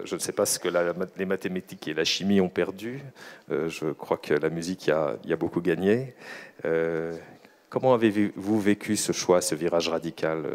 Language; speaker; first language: French; native; French